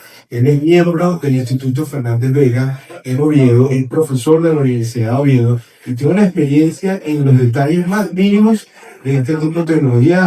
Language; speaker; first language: Spanish; native; Spanish